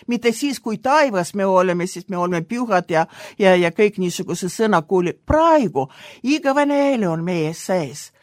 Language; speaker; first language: Estonian; non-native, local second language; Russian